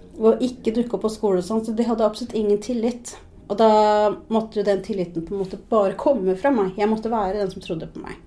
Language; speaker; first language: Norwegian; early bilingual, other home language; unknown